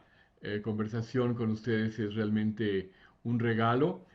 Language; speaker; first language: Spanish; native; Spanish